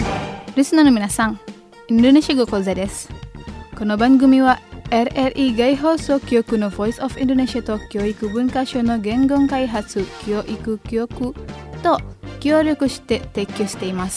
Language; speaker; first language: Japanese; non-native, fluent; Indonesian